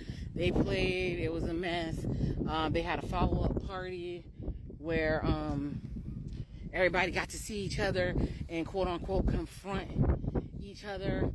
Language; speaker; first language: English; native; English